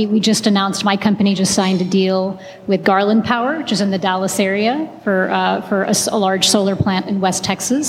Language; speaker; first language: English; non-native, local second language; Hindi